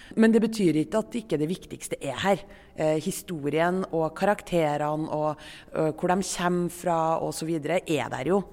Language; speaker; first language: Norwegian; native; Norwegian